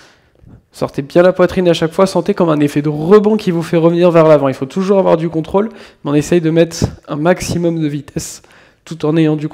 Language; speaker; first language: French; native; French